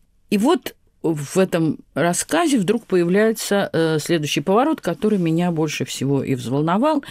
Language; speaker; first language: Russian; native; Russian